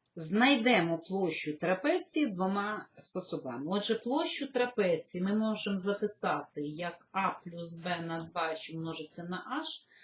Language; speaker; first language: Ukrainian; native; Ukrainian